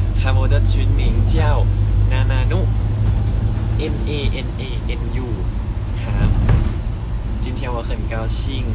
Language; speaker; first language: Chinese; non-native, learner; Thai